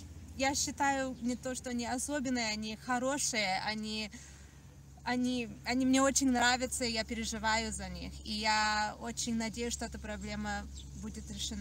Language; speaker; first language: Russian; early bilingual, heritage; Russian